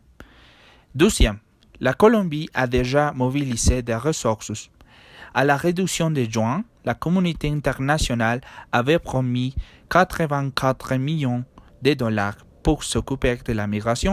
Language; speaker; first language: French; non-native, learner; Spanish